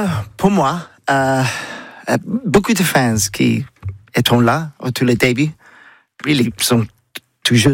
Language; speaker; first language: French; non-native, learner; English